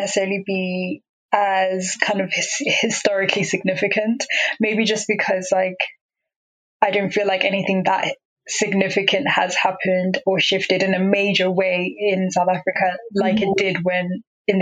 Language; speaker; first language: English; non-native, local second language; Xhosa